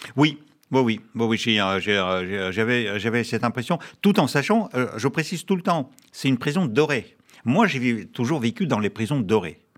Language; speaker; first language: French; non-native, fluent; Russian